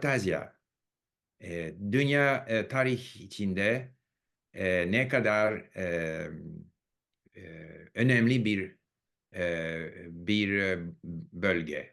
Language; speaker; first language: Turkish; non-native, learner; English